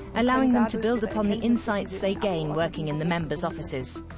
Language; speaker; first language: English; non-native, fluent; Turkish